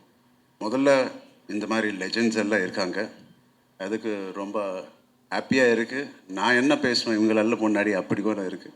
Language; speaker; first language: Tamil; non-native, local second language; Telugu